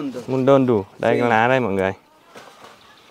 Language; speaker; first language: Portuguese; non-native, learner; Vietnamese